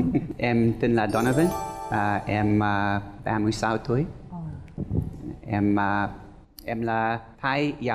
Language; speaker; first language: Vietnamese; non-native, learner; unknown